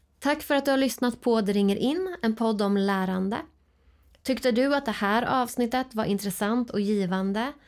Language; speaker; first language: Swedish; native; Swedish